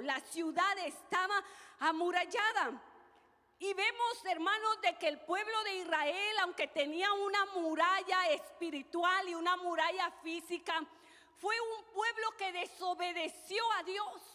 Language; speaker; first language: Spanish; native; Spanish